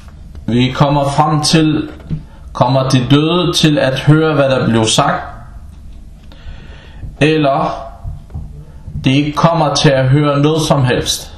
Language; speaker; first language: Danish; early bilingual, other home language; Arabic